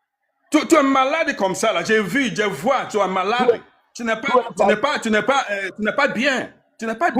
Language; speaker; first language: French; non-native, learner; Igbo